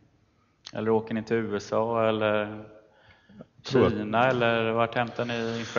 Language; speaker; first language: Swedish; native; Swedish